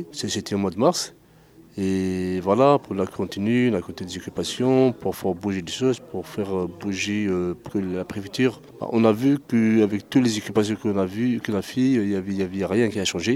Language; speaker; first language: French; non-native, fluent; Arabic